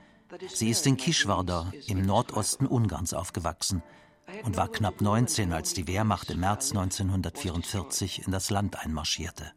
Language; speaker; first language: German; native; German